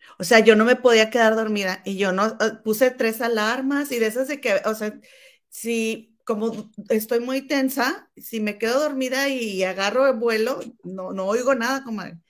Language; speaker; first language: Spanish; native; Spanish